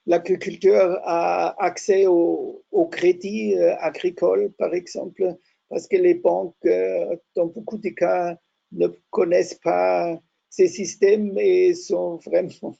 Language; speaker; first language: French; non-native, fluent; German